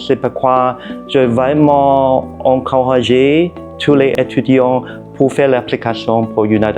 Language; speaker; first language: French; non-native, learner; Cantonese